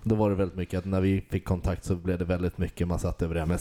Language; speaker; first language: Swedish; native; Swedish